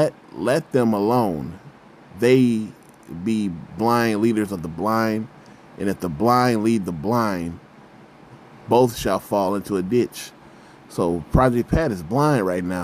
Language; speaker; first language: English; native; English